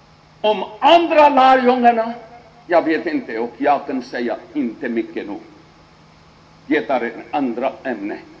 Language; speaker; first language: Swedish; non-native, fluent; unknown